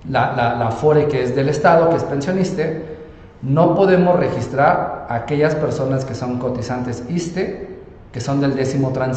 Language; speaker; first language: Spanish; native; Spanish